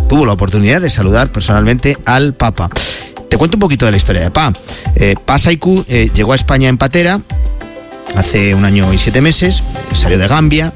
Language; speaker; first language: Spanish; native; Spanish